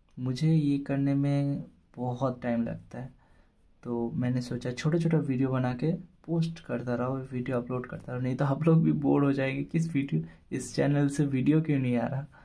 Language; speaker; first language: Hindi; non-native, local second language; Bangla